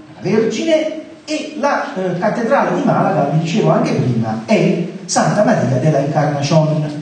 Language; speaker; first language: Italian; native; Italian